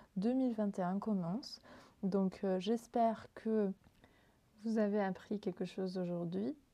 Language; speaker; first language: French; non-native, fluent; Spanish